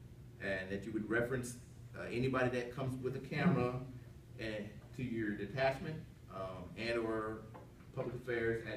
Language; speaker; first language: English; native; English